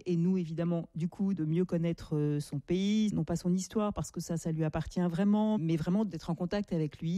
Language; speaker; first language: French; native; French